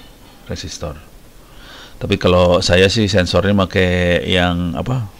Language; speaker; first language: Indonesian; native; Indonesian